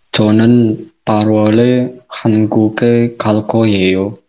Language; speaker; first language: Korean; non-native, learner; Indonesian